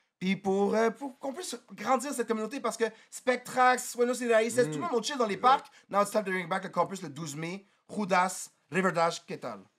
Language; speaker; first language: French; native; French